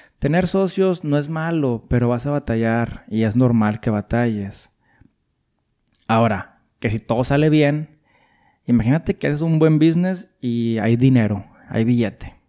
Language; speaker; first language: Spanish; native; Spanish